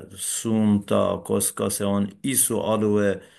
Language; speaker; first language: Finnish; non-native, learner; Persian